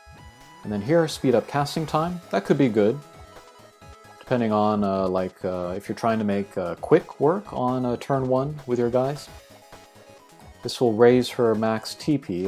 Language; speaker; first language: English; native; English